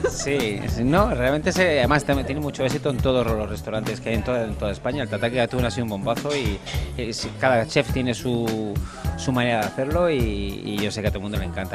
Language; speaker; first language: Spanish; native; Spanish